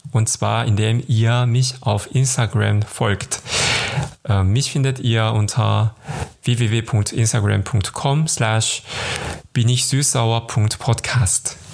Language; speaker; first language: German; non-native, fluent; Korean